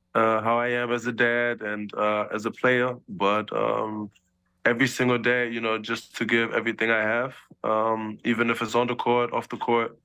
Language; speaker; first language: English; early bilingual, other home language; German